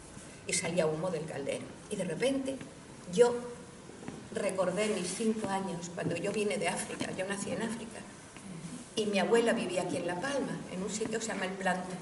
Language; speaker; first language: Spanish; native; Spanish